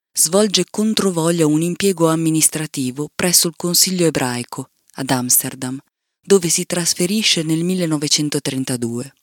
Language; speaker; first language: Italian; native; Italian